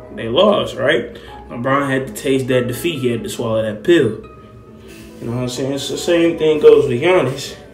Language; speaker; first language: English; native; English